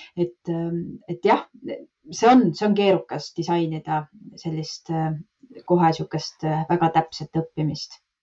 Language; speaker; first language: Estonian; non-native, local second language; Russian